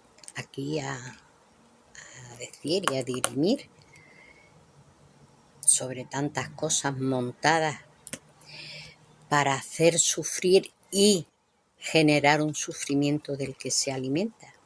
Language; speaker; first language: Spanish; native; Spanish